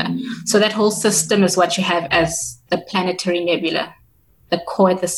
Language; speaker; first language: English; non-native, local second language; Tswana